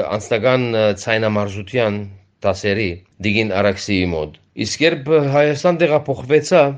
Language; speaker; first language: Armenian; early bilingual, heritage; Armenian